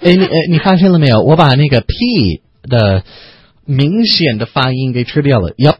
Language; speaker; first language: Chinese; non-native, fluent; English